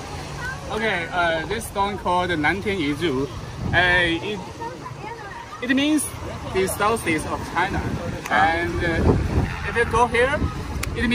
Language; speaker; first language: English; non-native, learner; Chinese